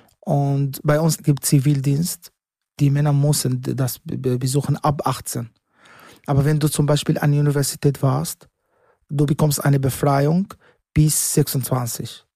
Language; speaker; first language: German; non-native, learner; Arabic